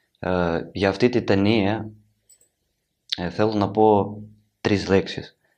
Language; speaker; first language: Greek; non-native, learner; Ukrainian